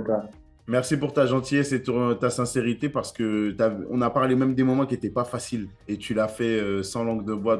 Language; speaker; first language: French; native; French